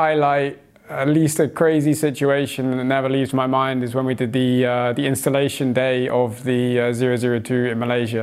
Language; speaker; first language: English; native; English